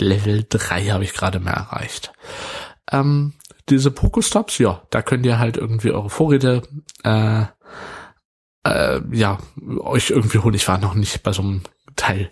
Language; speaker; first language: German; native; German